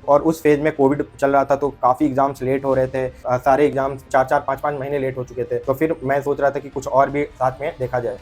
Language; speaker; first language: Hindi; native; Hindi